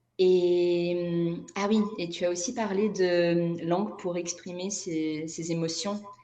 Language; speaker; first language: French; non-native, fluent; Portuguese